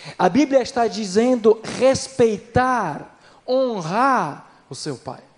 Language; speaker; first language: Portuguese; non-native, fluent; Ukrainian